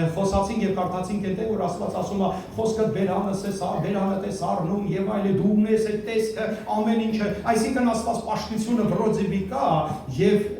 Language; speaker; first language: Armenian; early bilingual, heritage; Armenian